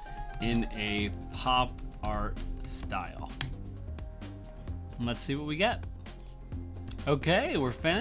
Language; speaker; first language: English; native; English